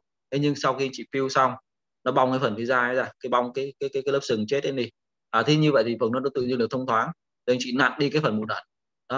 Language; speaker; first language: Vietnamese; native; Vietnamese